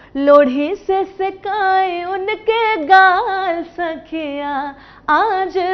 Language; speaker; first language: Hindi; native; Hindi